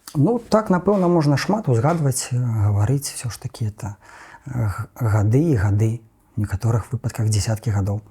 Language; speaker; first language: Belarusian; non-native, local second language; Russian